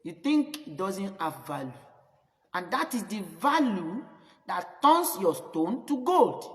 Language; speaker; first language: English; non-native, local second language; Yoruba